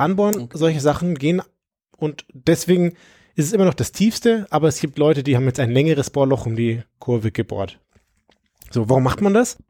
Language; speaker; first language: German; native; German